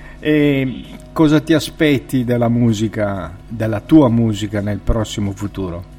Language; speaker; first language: Italian; native; Italian